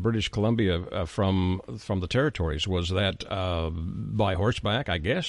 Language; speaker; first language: English; native; English